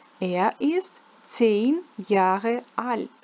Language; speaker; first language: German; non-native, fluent; Ukrainian